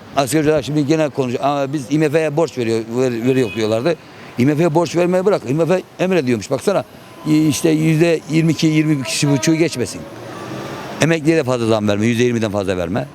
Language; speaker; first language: Turkish; native; Turkish